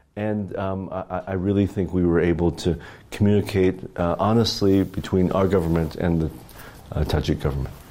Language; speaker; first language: English; native; English